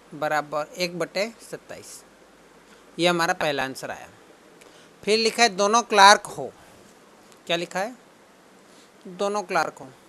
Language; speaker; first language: Hindi; non-native, local second language; Gujarati